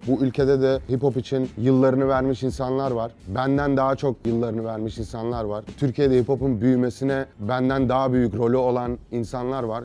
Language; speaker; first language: Turkish; early bilingual, heritage; Turkish